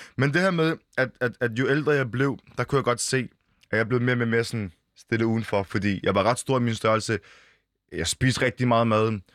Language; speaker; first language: Danish; early bilingual, other home language; Arabic